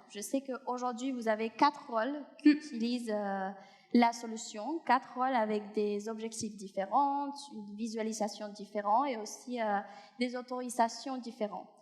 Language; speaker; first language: French; non-native, fluent; Spanish